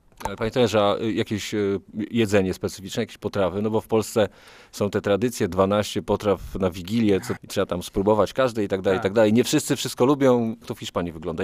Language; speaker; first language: Polish; native; Polish